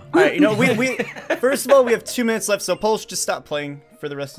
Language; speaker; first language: English; native; English